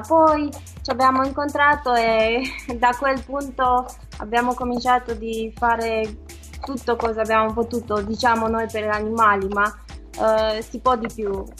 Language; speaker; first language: Italian; non-native, fluent; Romanian